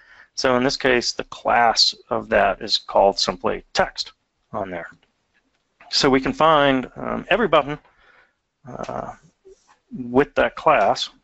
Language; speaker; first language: English; native; English